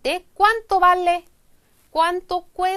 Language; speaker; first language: Spanish; non-native, fluent; Korean